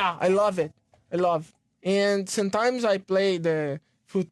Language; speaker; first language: English; non-native, learner; Portuguese